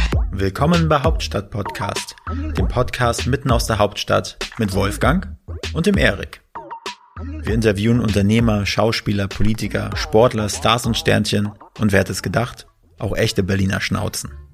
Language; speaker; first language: German; native; German